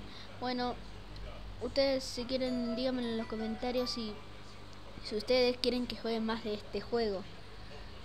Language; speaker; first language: Spanish; native; Spanish